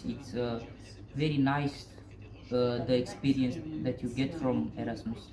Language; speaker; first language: English; non-native, learner; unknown